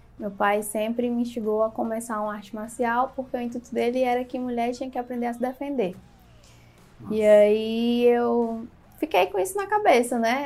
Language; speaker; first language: Portuguese; native; Portuguese